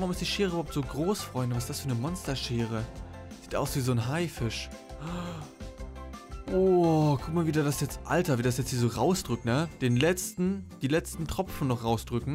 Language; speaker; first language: German; native; German